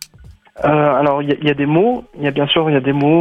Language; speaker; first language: French; non-native, local second language; Arabic